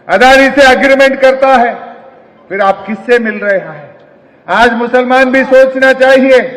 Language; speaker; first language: Hindi; non-native, local second language; Telugu